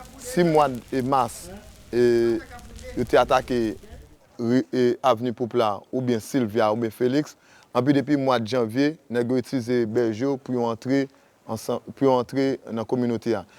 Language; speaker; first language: Haitian Creole; native; Haitian Creole